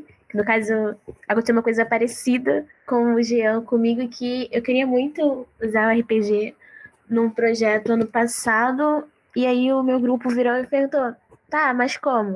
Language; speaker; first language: Portuguese; native; Portuguese